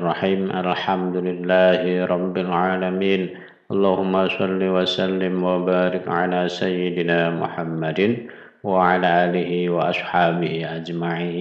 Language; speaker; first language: Indonesian; native; Indonesian